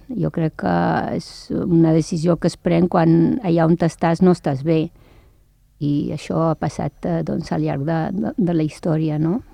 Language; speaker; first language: Catalan; early bilingual, other home language; Arabic